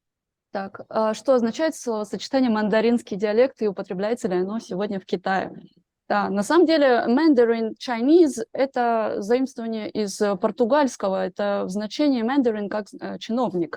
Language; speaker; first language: Russian; native; Russian